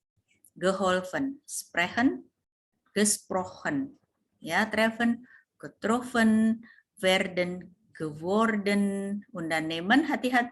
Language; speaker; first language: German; non-native, fluent; Indonesian